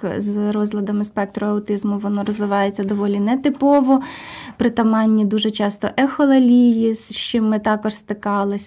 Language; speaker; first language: Ukrainian; native; Ukrainian